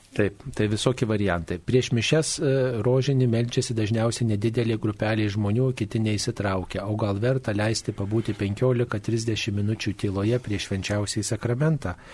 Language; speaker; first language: Lithuanian; native; Lithuanian